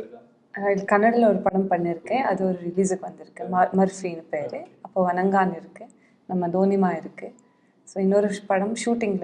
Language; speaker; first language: Tamil; non-native, fluent; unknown